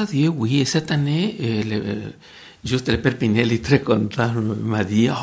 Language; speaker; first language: French; non-native, fluent; Spanish